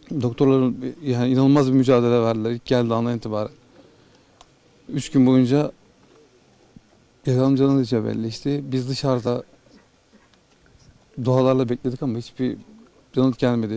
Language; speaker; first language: Turkish; native; Turkish